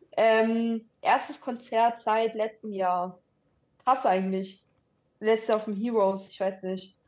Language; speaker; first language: German; early bilingual, other home language; Italian